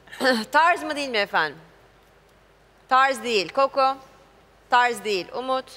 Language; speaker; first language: Turkish; native; Turkish